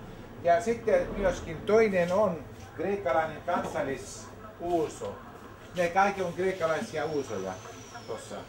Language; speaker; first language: Finnish; non-native, learner; Greek